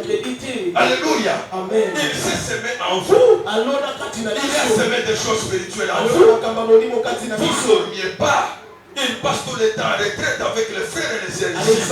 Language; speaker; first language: French; non-native, local second language; Lingala